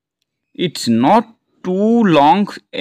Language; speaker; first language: English; non-native, local second language; Bangla